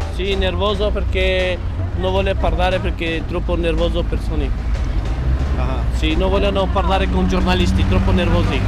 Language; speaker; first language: Italian; non-native, learner; Romany